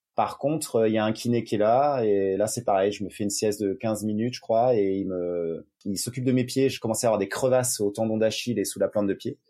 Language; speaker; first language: French; native; French